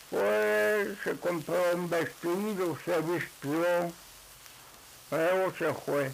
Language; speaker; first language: Spanish; non-native, local second language; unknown